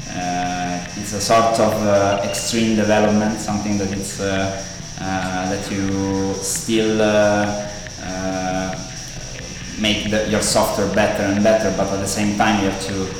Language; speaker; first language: English; non-native, fluent; Italian